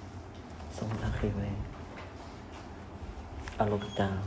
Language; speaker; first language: French; non-native, learner; Vietnamese